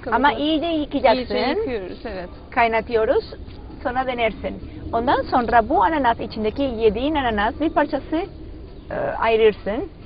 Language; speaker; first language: Turkish; non-native, learner; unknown